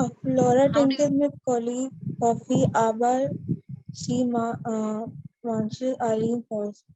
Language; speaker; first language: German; non-native, learner; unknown